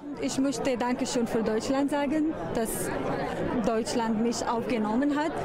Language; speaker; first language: German; non-native, learner; Arabic